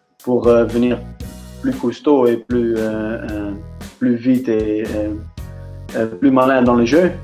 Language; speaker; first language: French; non-native, fluent; Dutch